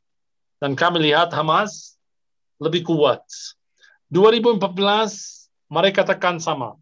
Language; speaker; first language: Indonesian; non-native, fluent; Arabic